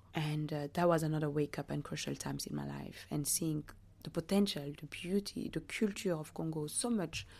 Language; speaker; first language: English; non-native, fluent; French